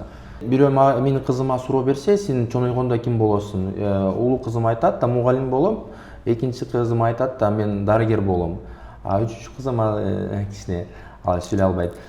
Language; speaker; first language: Kyrgyz; non-native, local second language; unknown